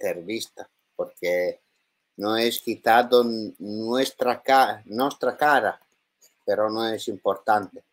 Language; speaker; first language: Spanish; non-native, learner; Italian